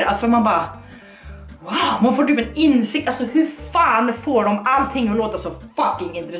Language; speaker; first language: Swedish; native; Swedish